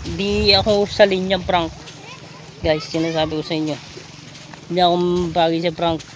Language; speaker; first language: Filipino; non-native, local second language; Iloko